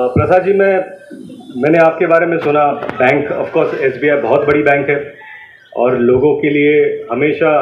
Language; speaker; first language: Hindi; non-native, local second language; Marathi